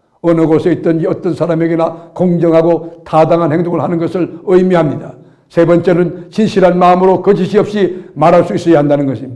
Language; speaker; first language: Korean; native; Korean